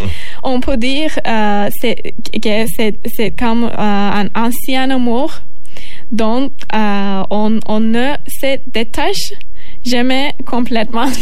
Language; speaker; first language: French; non-native, learner; Turkish